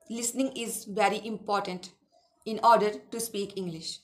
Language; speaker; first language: English; non-native, local second language; Awadhi